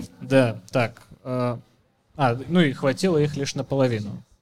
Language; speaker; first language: Russian; native; Russian